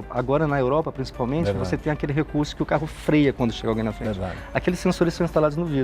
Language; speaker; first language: Portuguese; native; Portuguese